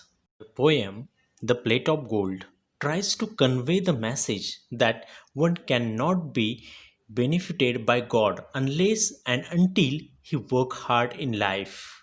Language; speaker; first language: English; non-native, local second language; Marathi